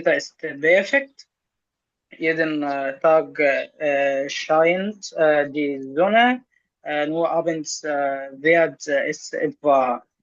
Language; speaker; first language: German; non-native, learner; Arabic